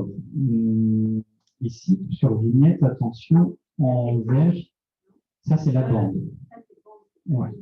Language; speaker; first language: French; native; French